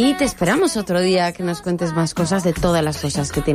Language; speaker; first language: Spanish; native; Spanish